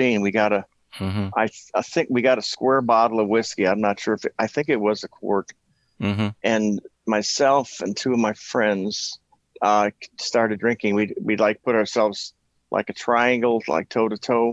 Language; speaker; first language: English; native; English